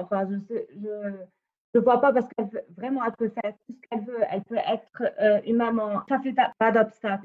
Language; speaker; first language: French; non-native, fluent; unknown